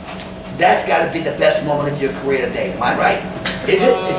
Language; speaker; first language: English; native; English